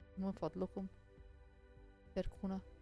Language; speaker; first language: Arabic; native; Arabic